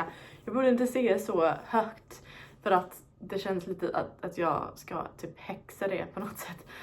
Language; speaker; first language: Swedish; non-native, fluent; English